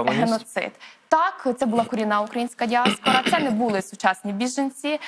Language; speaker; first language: Ukrainian; native; Ukrainian